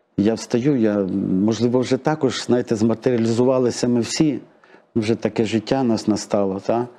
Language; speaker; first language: Ukrainian; native; Ukrainian